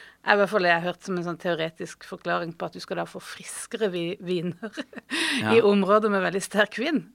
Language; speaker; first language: Norwegian; native; Norwegian